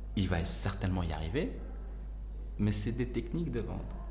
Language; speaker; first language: French; non-native, local second language; Arabic